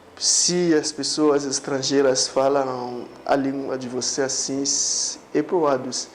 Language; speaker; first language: Portuguese; non-native, fluent; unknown